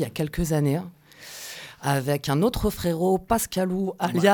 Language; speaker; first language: French; native; French